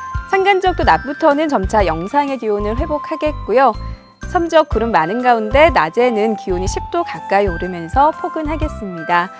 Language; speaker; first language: Korean; native; Korean